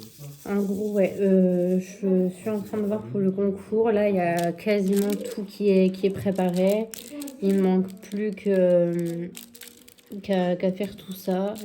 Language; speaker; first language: French; native; French